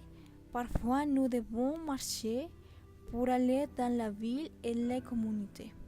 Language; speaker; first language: French; non-native, learner; Spanish